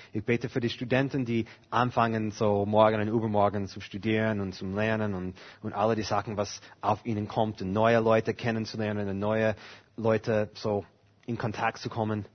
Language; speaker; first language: German; non-native, fluent; English